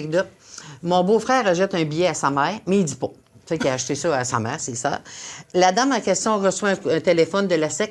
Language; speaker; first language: French; native; French